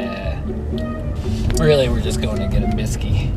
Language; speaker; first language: English; native; English